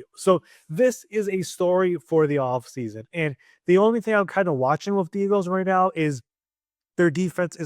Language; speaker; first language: English; native; English